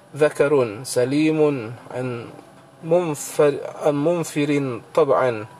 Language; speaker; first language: Arabic; non-native, fluent; Indonesian